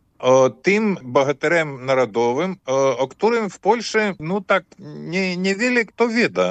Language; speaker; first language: Polish; non-native, fluent; Ukrainian